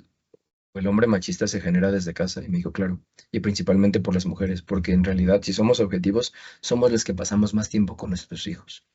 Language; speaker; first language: Spanish; native; Spanish